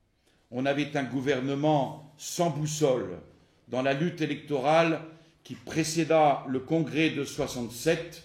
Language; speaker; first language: French; native; French